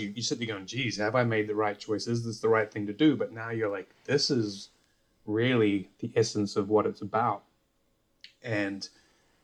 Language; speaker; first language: English; native; English